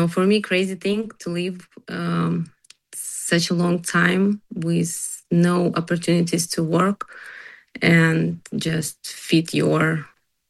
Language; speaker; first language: English; non-native, learner; Ukrainian